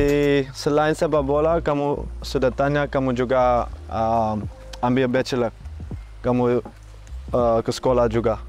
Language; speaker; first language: Indonesian; non-native, fluent; Dutch